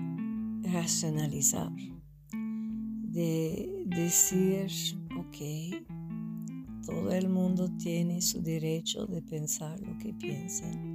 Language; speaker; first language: Spanish; non-native, fluent; English